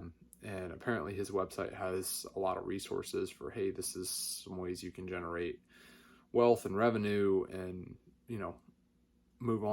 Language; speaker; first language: English; native; English